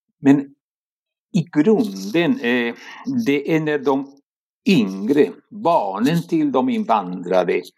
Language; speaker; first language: Swedish; non-native, fluent; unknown